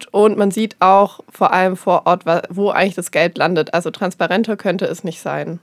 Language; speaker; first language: German; native; German